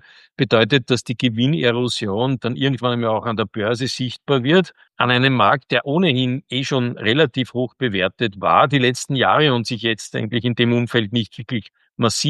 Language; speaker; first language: German; native; German